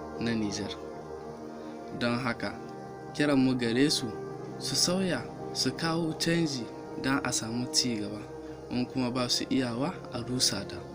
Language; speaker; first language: Hausa; native; Hausa